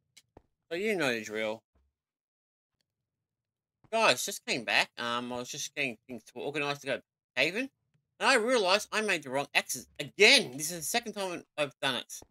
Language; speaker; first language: English; native; English